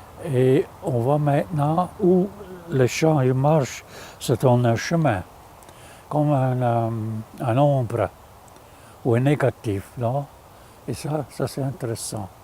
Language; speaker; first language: French; non-native, fluent; German